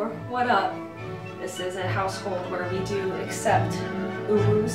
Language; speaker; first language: English; native; English